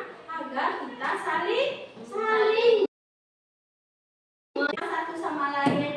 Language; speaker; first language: Indonesian; native; Indonesian